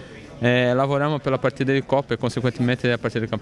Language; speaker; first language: Italian; non-native, fluent; Portuguese